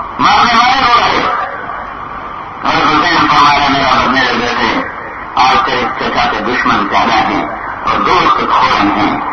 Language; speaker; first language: Urdu; native; Urdu